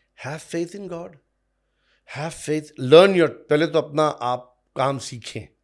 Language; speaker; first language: Urdu; non-native, local second language; Punjabi